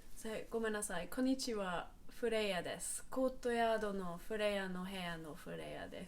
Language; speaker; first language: Japanese; non-native, learner; English